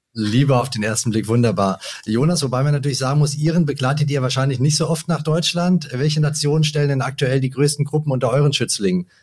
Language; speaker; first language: German; native; German